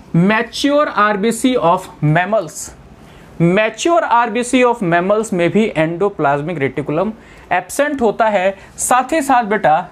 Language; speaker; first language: Hindi; native; Hindi